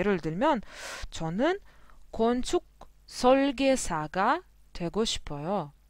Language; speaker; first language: Korean; non-native, fluent; Russian